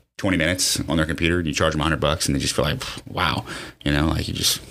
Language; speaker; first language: English; native; English